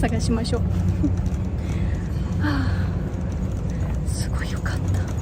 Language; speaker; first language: Japanese; non-native, fluent; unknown